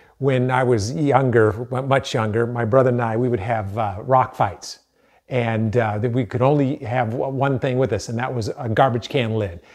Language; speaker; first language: English; native; English